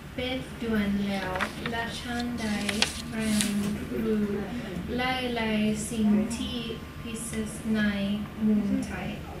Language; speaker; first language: Thai; non-native, learner; English